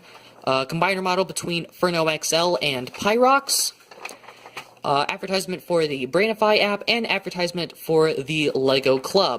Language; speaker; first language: English; native; English